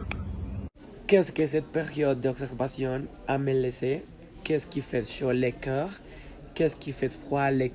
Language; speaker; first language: French; non-native, learner; Spanish